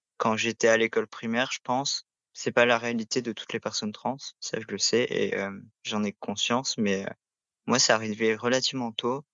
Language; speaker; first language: French; native; French